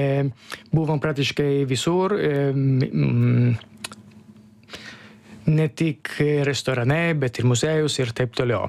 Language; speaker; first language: Lithuanian; non-native, learner; Italian